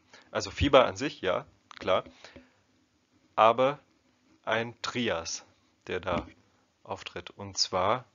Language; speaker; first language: German; non-native, fluent; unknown